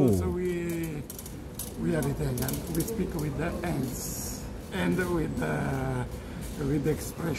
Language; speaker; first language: English; non-native, learner; Italian